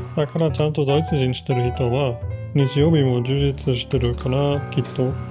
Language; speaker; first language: Japanese; non-native, fluent; German